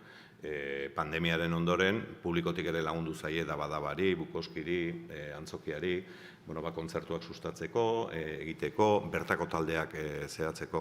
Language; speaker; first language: Basque; native; Basque